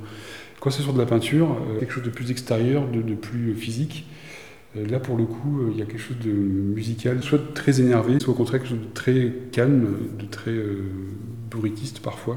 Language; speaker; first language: French; native; French